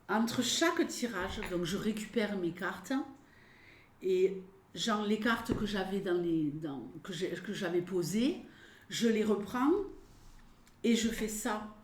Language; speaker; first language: French; native; French